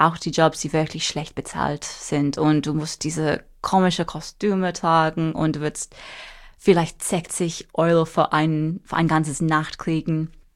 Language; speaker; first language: German; non-native, fluent; English